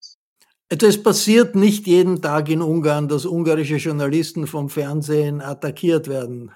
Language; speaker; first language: German; native; German